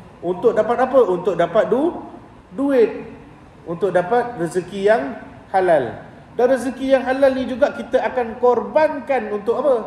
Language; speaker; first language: Malay; native; Malay